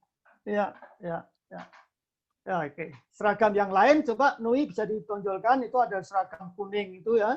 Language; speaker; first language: Indonesian; native; Indonesian